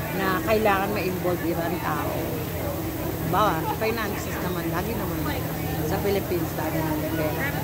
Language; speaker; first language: Filipino; native; Filipino